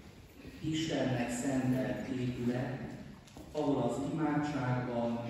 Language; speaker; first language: Hungarian; native; Hungarian